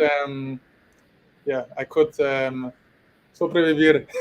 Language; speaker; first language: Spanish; non-native, learner; German